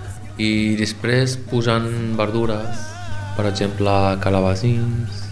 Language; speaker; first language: Catalan; non-native, learner; Arabic